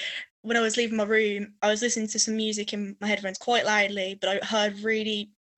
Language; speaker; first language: English; native; English